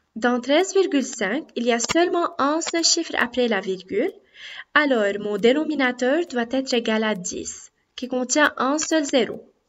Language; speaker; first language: French; non-native, local second language; Arabic